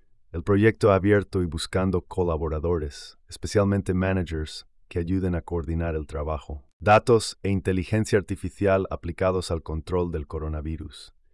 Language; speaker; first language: Spanish; native; Spanish